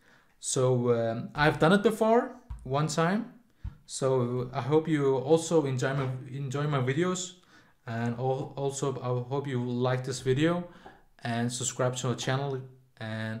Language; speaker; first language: English; non-native, fluent; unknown